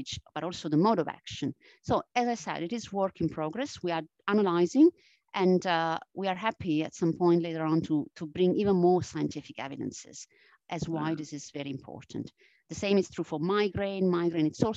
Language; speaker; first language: English; non-native, fluent; Italian